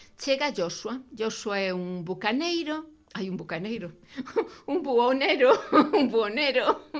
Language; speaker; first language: Galician; native; Galician